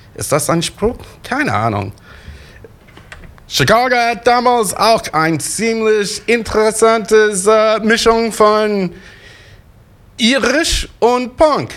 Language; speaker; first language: German; non-native, learner; English